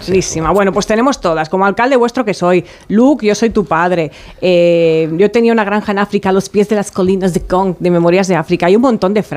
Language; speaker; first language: Spanish; native; Spanish